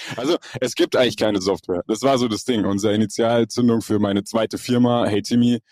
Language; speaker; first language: German; native; German